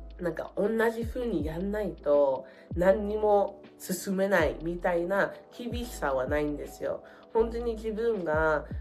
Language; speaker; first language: Japanese; non-native, fluent; English